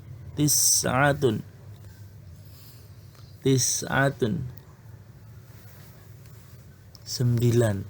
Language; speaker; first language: Arabic; non-native, fluent; Indonesian